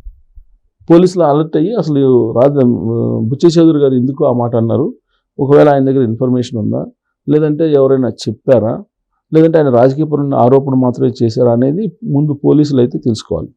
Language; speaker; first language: Telugu; native; Telugu